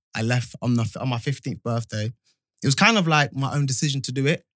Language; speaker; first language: English; native; English